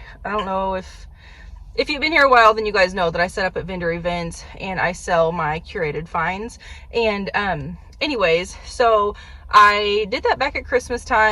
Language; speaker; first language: English; native; English